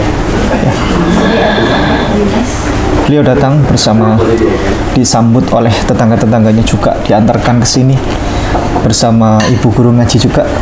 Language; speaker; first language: Indonesian; native; Indonesian